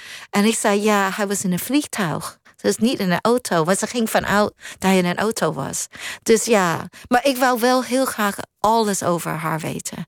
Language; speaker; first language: Dutch; non-native, fluent; Cantonese